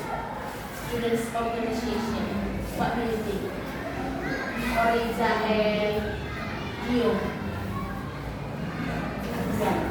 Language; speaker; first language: English; non-native, learner; Indonesian